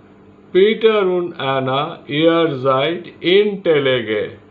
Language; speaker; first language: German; non-native, learner; Bangla